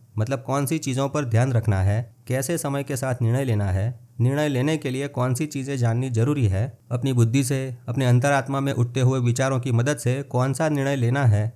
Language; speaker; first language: Hindi; non-native, local second language; Gujarati